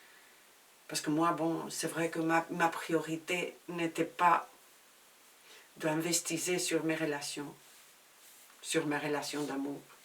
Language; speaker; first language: French; non-native, fluent; Spanish